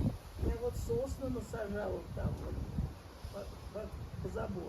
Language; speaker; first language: Russian; native; Russian